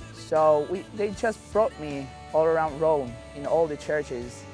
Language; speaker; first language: English; non-native, fluent; Italian